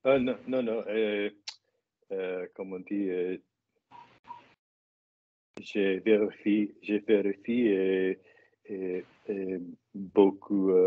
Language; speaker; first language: French; non-native, learner; English